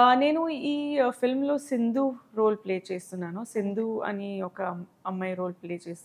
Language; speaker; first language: Telugu; non-native, learner; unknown